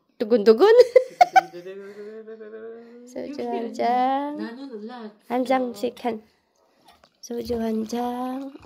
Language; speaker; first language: Korean; non-native, learner; Filipino